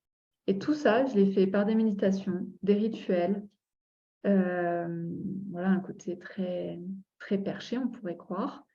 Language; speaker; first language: French; native; French